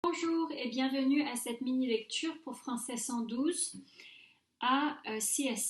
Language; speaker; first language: French; non-native, fluent; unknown